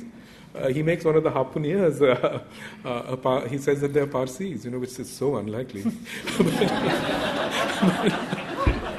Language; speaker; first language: English; non-native, local second language; Bangla